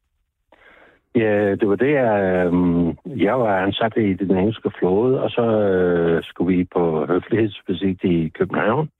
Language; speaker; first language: Danish; non-native, fluent; English